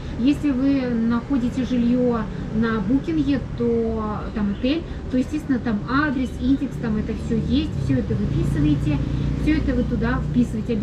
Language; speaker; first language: Russian; native; Russian